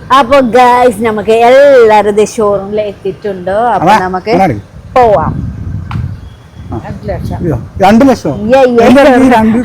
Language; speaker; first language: Malayalam; non-native, learner; Nepali